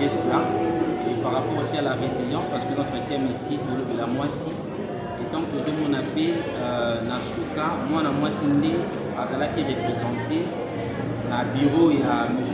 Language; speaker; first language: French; non-native, local second language; Lingala